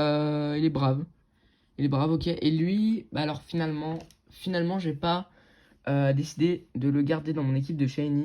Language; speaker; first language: French; native; French